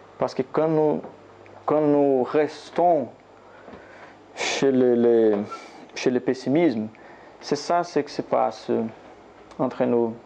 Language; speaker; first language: French; non-native, learner; Portuguese